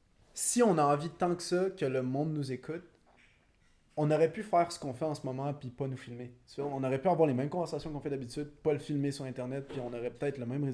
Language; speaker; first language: French; native; French